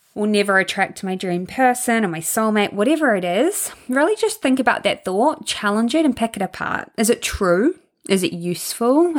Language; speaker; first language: English; native; English